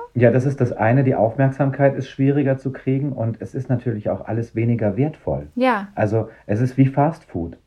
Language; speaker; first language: German; native; German